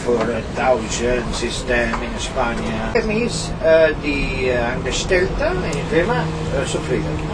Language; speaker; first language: German; non-native, learner; Spanish